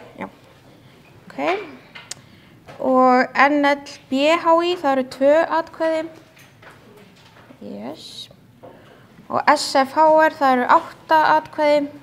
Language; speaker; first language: Icelandic; native; Icelandic